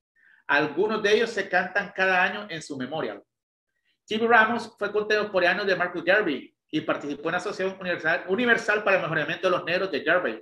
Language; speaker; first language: Spanish; native; Spanish